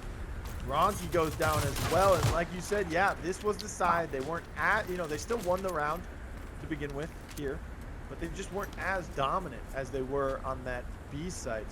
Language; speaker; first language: English; native; English